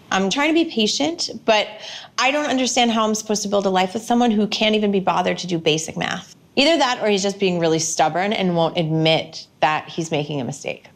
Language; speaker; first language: English; native; English